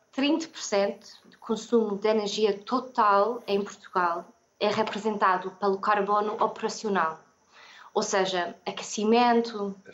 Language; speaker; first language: Portuguese; non-native, fluent; English